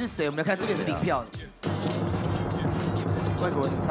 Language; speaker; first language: Chinese; native; Chinese